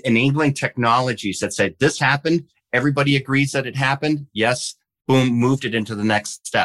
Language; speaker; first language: English; early bilingual, heritage; English